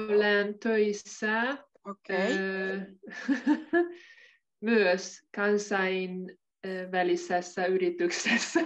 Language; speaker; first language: Finnish; non-native, learner; Hungarian